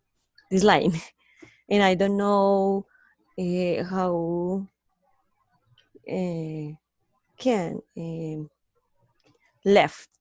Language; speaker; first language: English; non-native, learner; Spanish